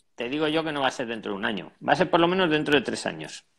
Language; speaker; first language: Spanish; native; Spanish